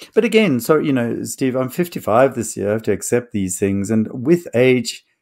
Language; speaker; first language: English; native; English